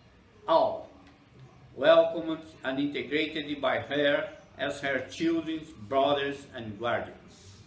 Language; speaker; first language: English; non-native, fluent; Portuguese